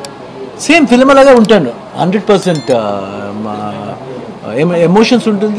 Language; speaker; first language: Telugu; non-native, learner; Kannada